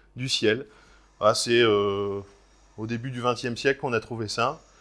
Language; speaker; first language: French; native; French